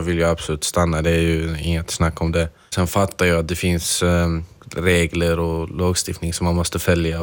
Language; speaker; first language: Swedish; non-native, fluent; Arabic